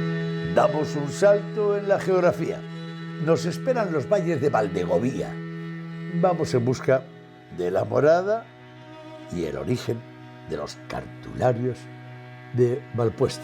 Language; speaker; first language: Spanish; native; Spanish